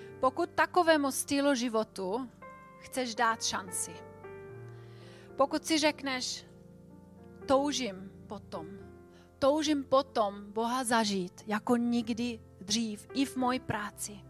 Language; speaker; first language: Czech; non-native, fluent; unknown